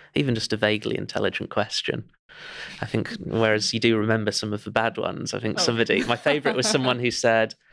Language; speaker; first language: English; native; English